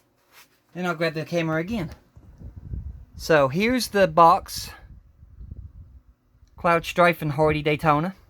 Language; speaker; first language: English; native; English